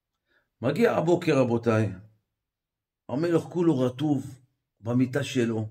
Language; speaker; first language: Hebrew; native; Hebrew